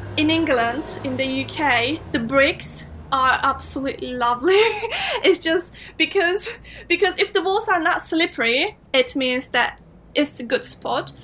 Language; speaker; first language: English; non-native, fluent; Turkish